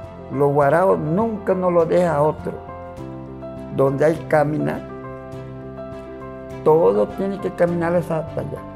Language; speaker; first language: Spanish; non-native, local second language; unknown